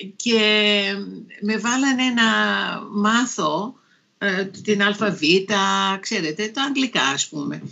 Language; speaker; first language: Greek; native; Greek